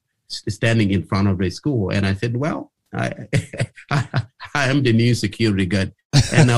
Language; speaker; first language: English; non-native, local second language; Acoli